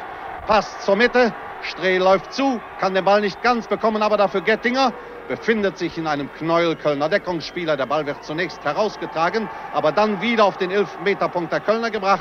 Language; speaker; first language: German; native; German